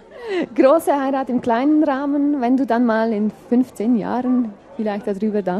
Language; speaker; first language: German; native; German